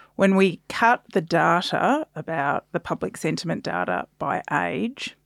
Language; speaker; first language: English; native; English